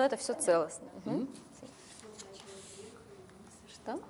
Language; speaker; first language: Russian; native; Russian